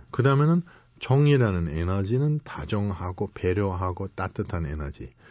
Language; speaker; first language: Korean; non-native, fluent; German